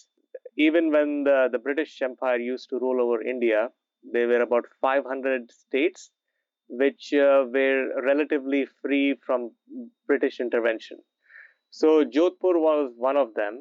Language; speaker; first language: English; non-native, local second language; Urdu